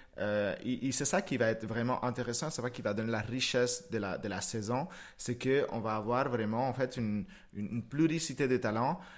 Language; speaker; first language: French; non-native, fluent; Spanish